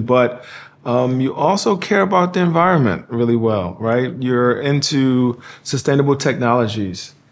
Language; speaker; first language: English; native; English